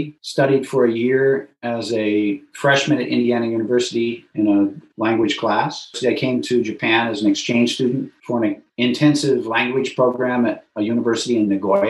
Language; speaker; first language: English; native; English